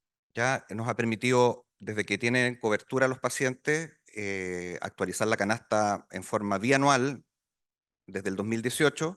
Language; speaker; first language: Spanish; native; Spanish